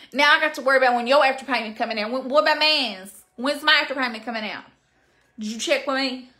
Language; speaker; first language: English; native; English